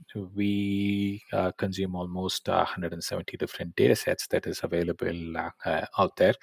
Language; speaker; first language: English; non-native, local second language; Tamil